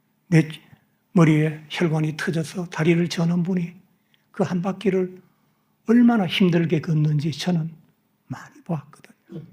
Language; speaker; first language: Korean; native; Korean